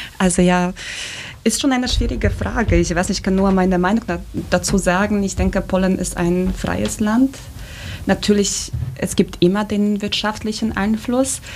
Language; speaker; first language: German; non-native, fluent; Polish